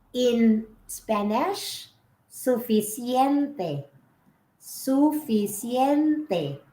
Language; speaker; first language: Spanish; non-native, learner; Filipino